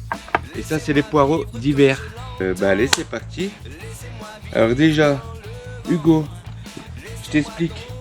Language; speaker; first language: French; native; French